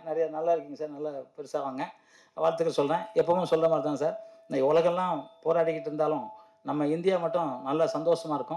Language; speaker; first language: Tamil; native; Tamil